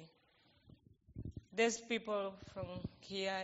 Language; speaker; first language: English; non-native, learner; Spanish